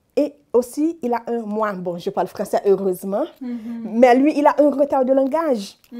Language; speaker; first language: French; non-native, local second language; Haitian Creole